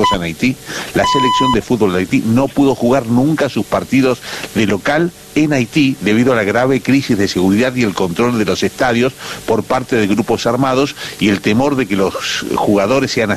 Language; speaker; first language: Spanish; native; Spanish